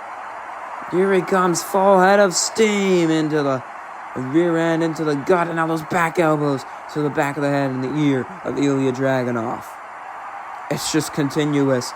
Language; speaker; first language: English; native; English